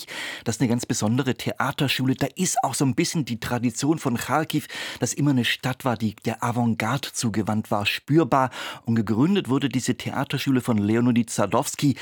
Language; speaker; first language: German; native; German